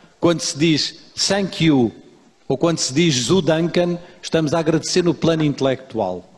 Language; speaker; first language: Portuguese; native; Portuguese